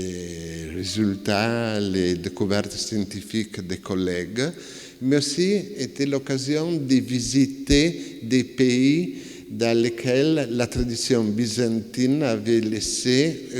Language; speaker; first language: French; non-native, fluent; Italian